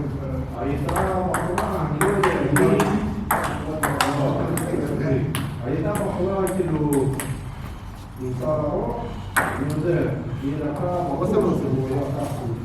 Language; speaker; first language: Hebrew; non-native, learner; Russian